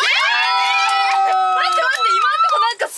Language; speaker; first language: Japanese; native; Japanese